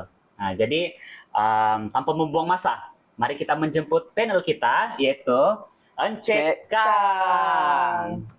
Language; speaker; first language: Malay; native; Malay